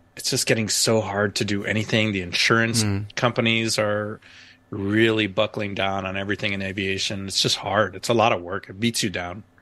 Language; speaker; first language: English; native; English